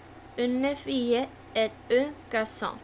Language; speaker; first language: French; non-native, learner; English